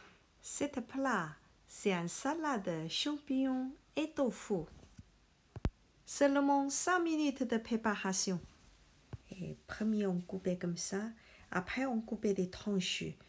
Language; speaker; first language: French; non-native, learner; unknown